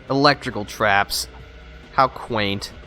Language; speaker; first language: English; native; English